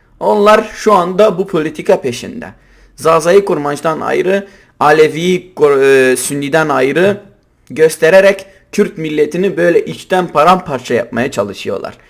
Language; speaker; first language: Turkish; non-native, local second language; Kurdish